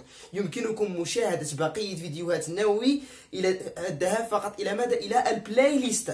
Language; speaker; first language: Arabic; native; Arabic